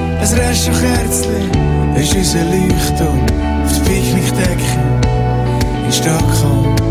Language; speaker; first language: German; native; German